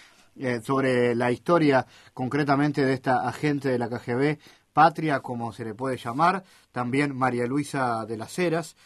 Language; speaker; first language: Spanish; native; Spanish